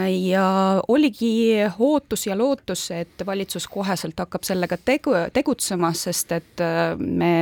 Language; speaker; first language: Estonian; non-native, local second language; Russian